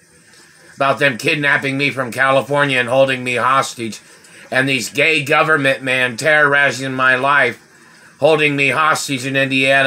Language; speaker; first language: English; native; English